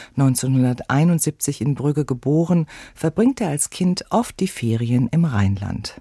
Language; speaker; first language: German; native; German